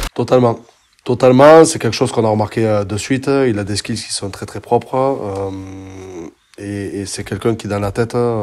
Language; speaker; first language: French; native; French